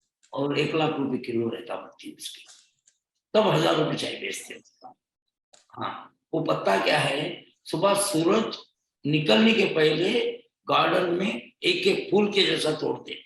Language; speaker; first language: Hindi; non-native, local second language; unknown